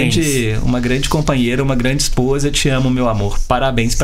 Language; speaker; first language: Portuguese; native; Portuguese